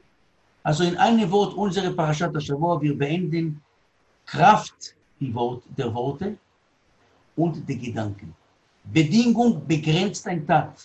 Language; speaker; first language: German; non-native, learner; Hebrew